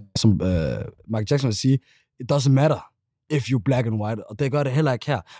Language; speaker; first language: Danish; early bilingual, other home language; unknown